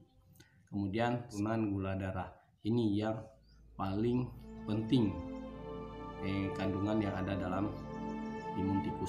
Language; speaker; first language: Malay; non-native, local second language; Achinese